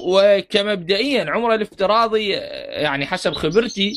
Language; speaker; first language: Arabic; native; Arabic